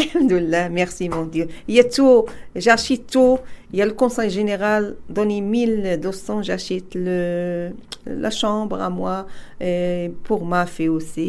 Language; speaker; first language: French; non-native, learner; Arabic